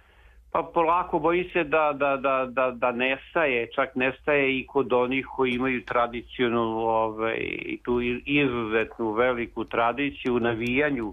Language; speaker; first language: Serbian; native; Serbian